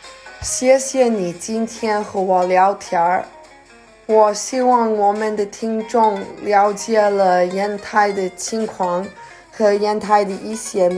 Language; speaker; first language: Chinese; early bilingual, heritage; Chinese